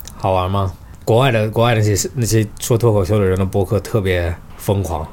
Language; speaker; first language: Chinese; early bilingual, heritage; Chinese